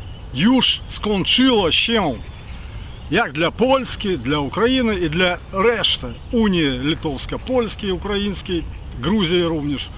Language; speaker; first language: Polish; non-native, fluent; Ukrainian